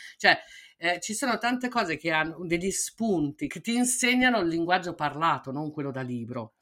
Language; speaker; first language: Italian; native; Italian